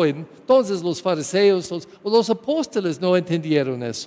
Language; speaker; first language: Spanish; non-native, learner; English